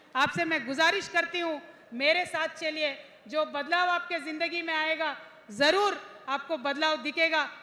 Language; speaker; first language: Hindi; non-native, local second language; Telugu